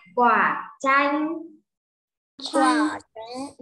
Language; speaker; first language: Vietnamese; early bilingual, heritage; Vietnamese